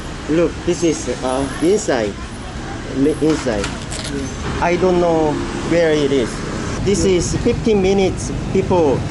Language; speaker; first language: English; non-native, learner; Korean